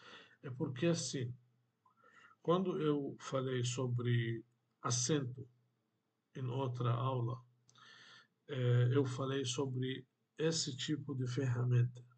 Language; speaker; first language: Portuguese; non-native, fluent; Arabic